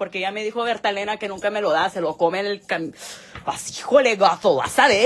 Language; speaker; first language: Spanish; early bilingual, heritage; Spanish